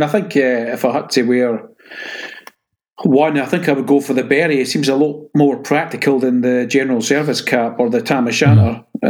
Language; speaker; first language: English; native; English